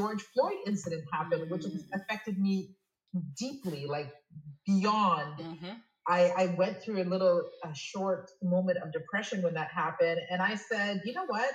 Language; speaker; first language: English; native; English